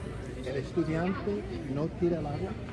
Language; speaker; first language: Spanish; non-native, learner; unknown